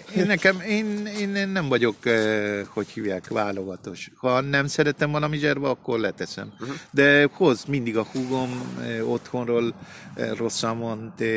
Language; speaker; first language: Hungarian; early bilingual, heritage; Spanish